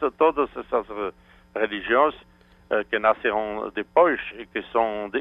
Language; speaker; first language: Portuguese; non-native, fluent; French